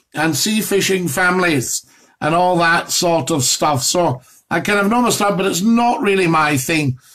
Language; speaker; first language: English; native; English